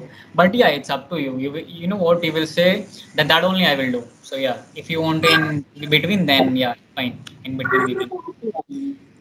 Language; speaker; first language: English; non-native, local second language; Hindi